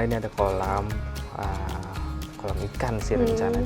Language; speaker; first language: Indonesian; native; Indonesian